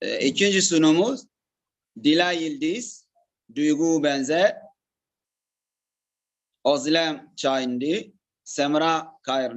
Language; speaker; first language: Turkish; non-native, learner; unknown